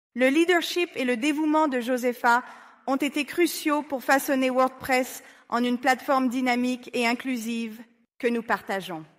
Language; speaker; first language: French; non-native, fluent; Spanish